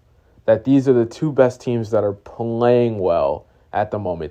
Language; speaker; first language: English; native; English